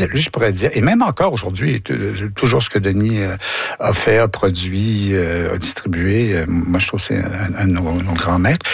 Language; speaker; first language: French; native; French